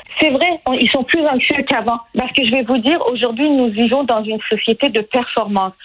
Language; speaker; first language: French; non-native, fluent; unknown